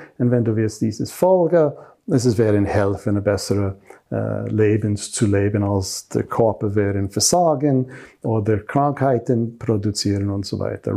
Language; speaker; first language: German; non-native, learner; English